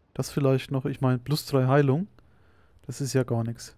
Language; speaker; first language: German; native; German